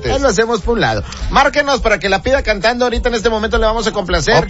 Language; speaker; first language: Spanish; native; Spanish